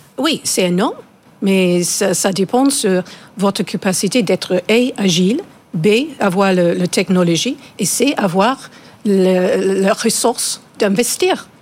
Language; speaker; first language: French; non-native, fluent; English